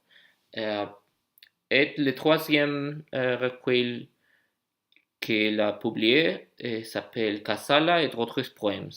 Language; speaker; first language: French; non-native, learner; English